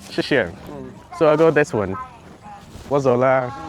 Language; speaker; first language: Chinese; non-native, learner; English